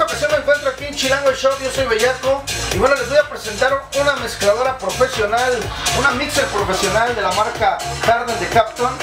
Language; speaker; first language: Spanish; native; Spanish